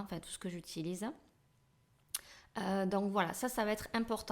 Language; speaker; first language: French; native; French